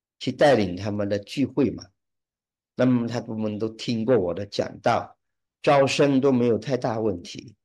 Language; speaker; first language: Chinese; early bilingual, heritage; Chinese